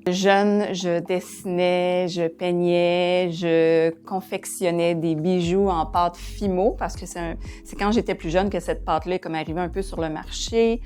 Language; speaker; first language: French; native; French